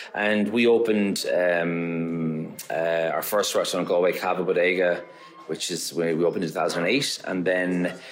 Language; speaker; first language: English; native; English